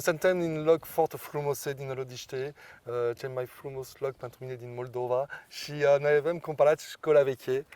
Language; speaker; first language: Romanian; non-native, learner; French